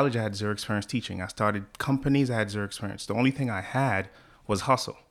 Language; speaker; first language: English; early bilingual, other home language; Haitian Creole